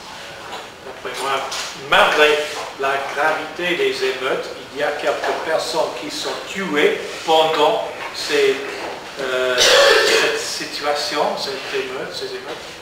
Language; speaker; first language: French; non-native, learner; English